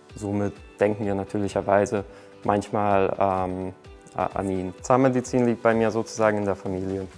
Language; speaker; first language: German; early bilingual, other home language; Hungarian